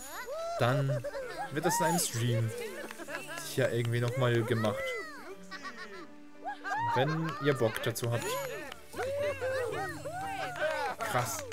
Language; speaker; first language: German; native; German